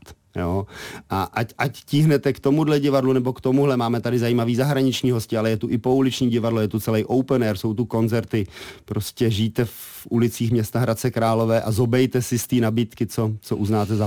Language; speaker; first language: Czech; native; Czech